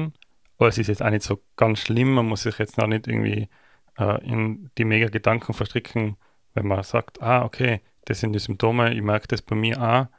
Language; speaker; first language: German; native; German